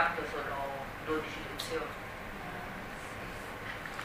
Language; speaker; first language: Italian; native; Italian